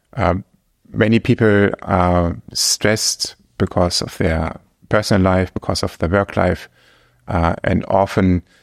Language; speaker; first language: English; non-native, fluent; German